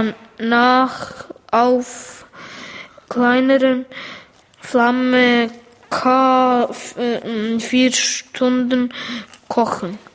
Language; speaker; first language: German; early bilingual, other home language; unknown